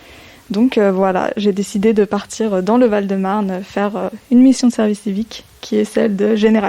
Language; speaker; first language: French; native; French